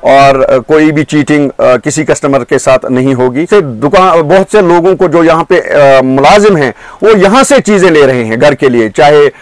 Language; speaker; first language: Hindi; non-native, local second language; Kashmiri